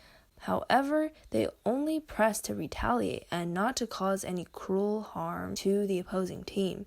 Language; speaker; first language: English; native; English